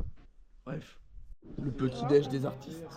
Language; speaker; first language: French; native; French